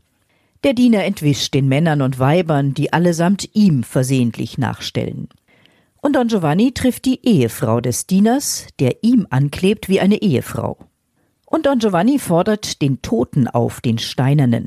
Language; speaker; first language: German; native; German